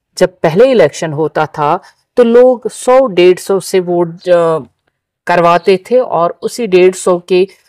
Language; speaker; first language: Hindi; non-native, local second language; Kashmiri